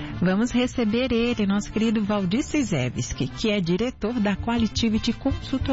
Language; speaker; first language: Portuguese; native; Portuguese